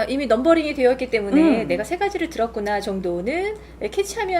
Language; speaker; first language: Korean; native; Korean